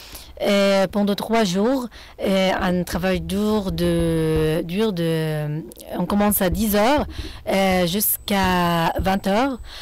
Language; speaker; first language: French; non-native, fluent; Arabic